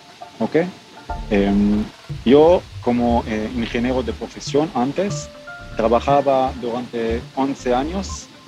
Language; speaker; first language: Spanish; non-native, fluent; Hebrew